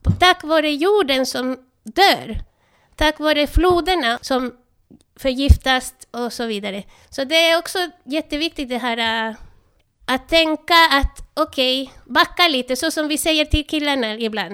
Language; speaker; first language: Swedish; non-native, fluent; Spanish